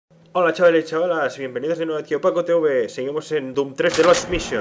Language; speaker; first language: Spanish; native; Spanish